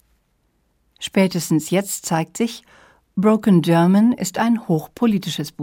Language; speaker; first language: German; native; German